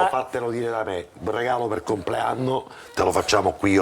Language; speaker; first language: Italian; native; Italian